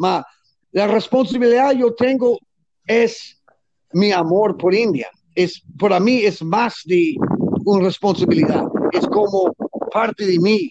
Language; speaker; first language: Spanish; non-native, learner; English